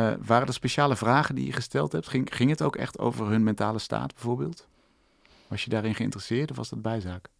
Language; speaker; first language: Dutch; native; Dutch